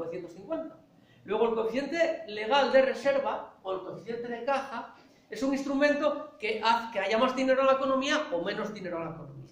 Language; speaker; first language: Spanish; native; Spanish